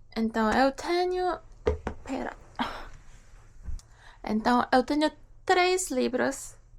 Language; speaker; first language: Portuguese; non-native, learner; Japanese